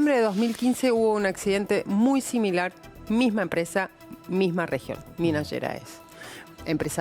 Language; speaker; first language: Spanish; native; Spanish